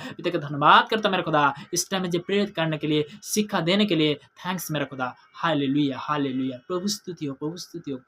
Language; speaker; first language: Hindi; non-native, local second language; Bangla